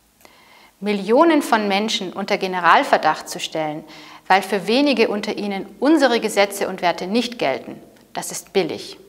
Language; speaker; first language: German; native; German